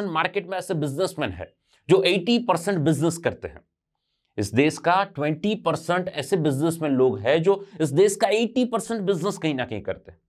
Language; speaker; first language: Hindi; non-native, local second language; Gujarati